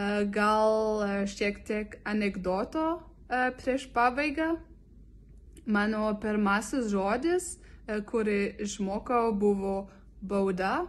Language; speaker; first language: Lithuanian; non-native, learner; French